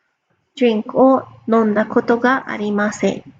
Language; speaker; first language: Japanese; non-native, fluent; English